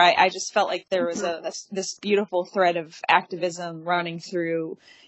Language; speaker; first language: English; native; English